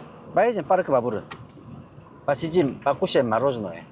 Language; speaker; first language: Russian; non-native, learner; Korean